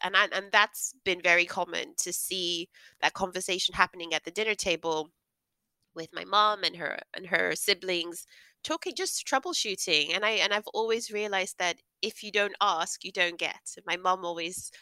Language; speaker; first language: English; non-native, local second language; Yoruba